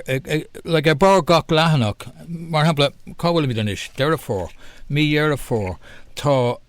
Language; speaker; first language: Irish; non-native, local second language; English